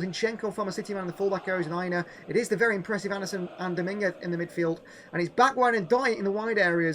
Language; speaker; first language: English; native; English